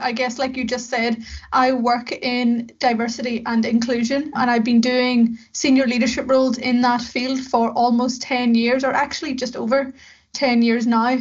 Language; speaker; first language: English; native; English